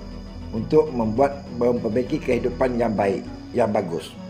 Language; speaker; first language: Malay; native; Malay